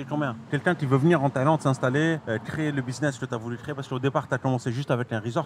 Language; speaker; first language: French; native; French